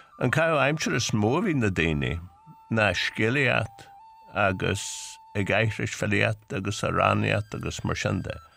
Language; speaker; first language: Irish; native; Irish